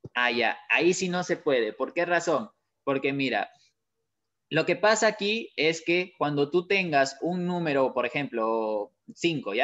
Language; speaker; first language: Spanish; native; Spanish